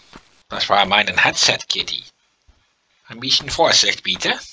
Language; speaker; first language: German; non-native, learner; Dutch